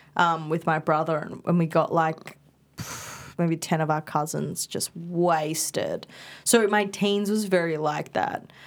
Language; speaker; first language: English; non-native, local second language; Indonesian